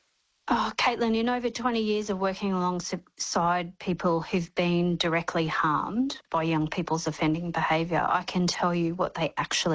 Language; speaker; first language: English; native; English